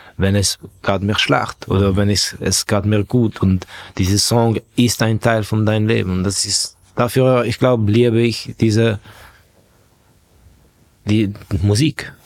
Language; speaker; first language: German; non-native, fluent; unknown